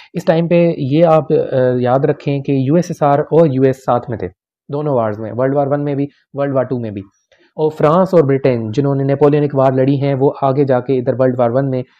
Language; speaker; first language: Urdu; non-native, local second language; Punjabi